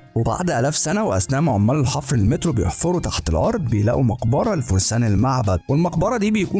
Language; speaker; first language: Arabic; native; Arabic